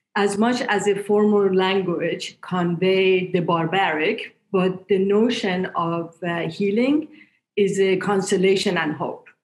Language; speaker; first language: English; non-native, fluent; Persian